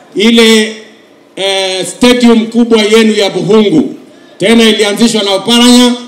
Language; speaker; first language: Swahili; non-native, local second language; Kalenjin